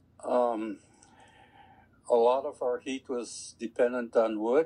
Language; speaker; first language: English; native; English